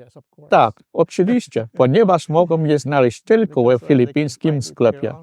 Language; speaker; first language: Polish; non-native, fluent; Filipino